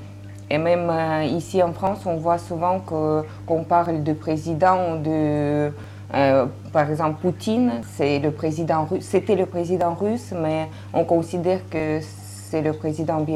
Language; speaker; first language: French; non-native, fluent; Russian